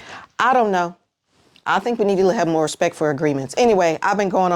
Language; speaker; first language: English; native; English